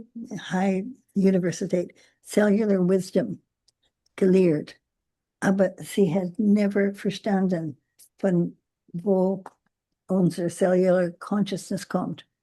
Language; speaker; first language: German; non-native, learner; English